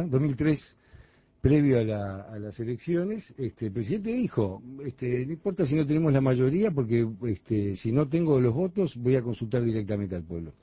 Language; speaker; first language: Spanish; native; Spanish